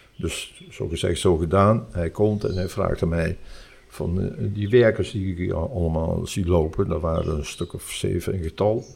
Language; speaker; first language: Dutch; native; Dutch